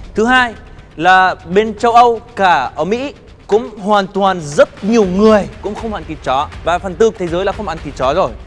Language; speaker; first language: Vietnamese; non-native, fluent; Arabic